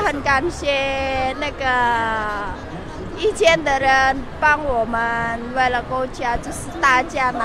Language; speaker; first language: Chinese; non-native, learner; Indonesian